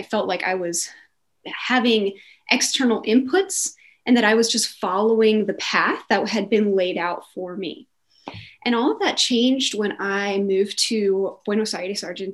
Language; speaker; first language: English; native; English